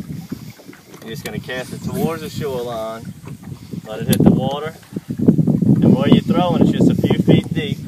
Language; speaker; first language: English; native; English